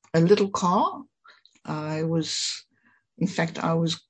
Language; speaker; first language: English; native; English